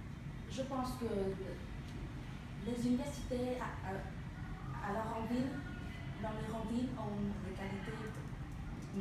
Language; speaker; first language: French; non-native, learner; Vietnamese